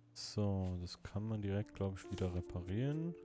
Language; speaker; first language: German; native; German